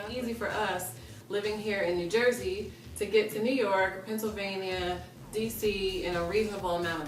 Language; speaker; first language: English; native; English